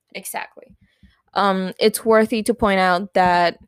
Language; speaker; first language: English; non-native, fluent; Spanish